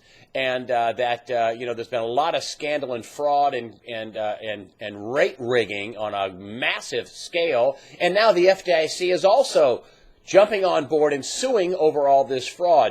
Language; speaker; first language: English; native; English